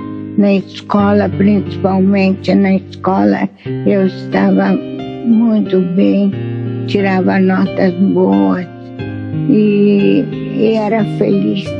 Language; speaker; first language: Portuguese; non-native, fluent; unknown